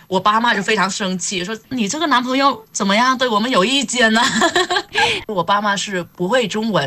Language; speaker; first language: Chinese; non-native, fluent; Vietnamese